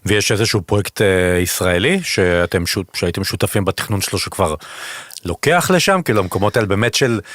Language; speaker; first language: Hebrew; native; Hebrew